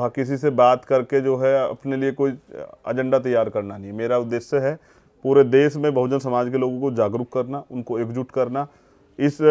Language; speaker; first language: Hindi; native; Hindi